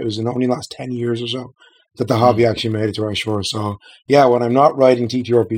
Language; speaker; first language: English; native; English